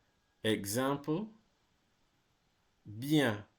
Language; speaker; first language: French; non-native, fluent; English